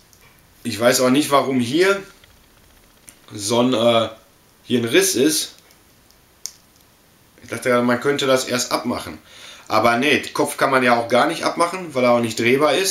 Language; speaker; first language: German; native; German